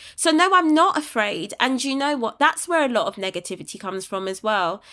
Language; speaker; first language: English; native; English